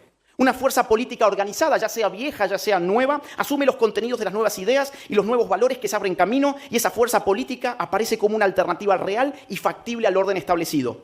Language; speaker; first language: Spanish; native; Spanish